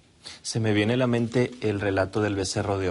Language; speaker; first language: Spanish; native; Spanish